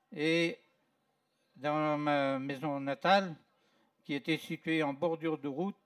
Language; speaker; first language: French; native; French